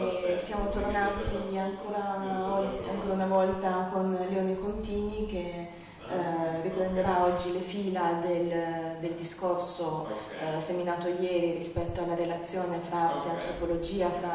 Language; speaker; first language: Italian; native; Italian